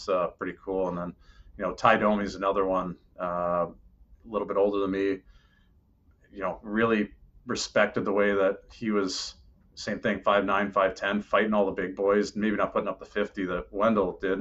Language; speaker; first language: English; native; English